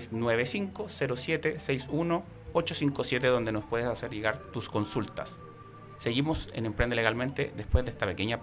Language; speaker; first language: Spanish; native; Spanish